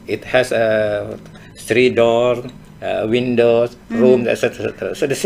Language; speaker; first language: English; non-native, fluent; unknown